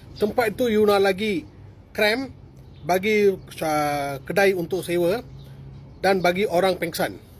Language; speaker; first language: Malay; non-native, local second language; Tamil